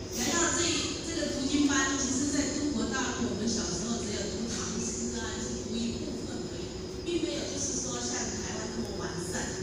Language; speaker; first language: Chinese; native; Chinese